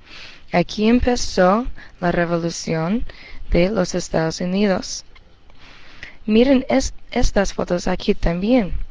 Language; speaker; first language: Spanish; early bilingual, heritage; Spanish